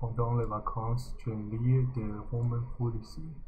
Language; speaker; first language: French; non-native, learner; English